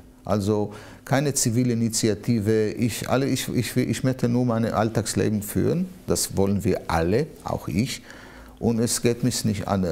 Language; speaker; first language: German; non-native, fluent; Hebrew